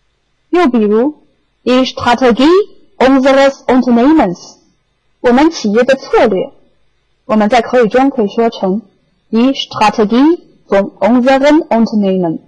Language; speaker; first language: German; non-native, fluent; Chinese